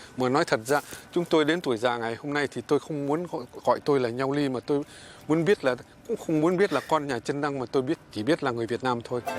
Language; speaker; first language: Vietnamese; early bilingual, heritage; Vietnamese